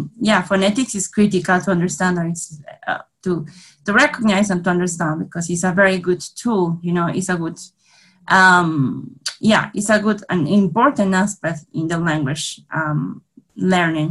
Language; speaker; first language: English; non-native, fluent; Spanish